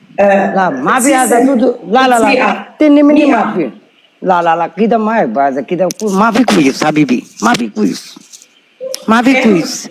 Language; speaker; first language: Arabic; non-native, learner; Bangla